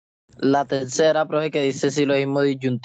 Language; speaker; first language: Spanish; native; Spanish